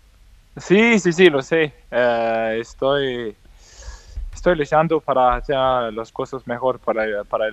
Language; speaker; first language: Spanish; non-native, learner; Danish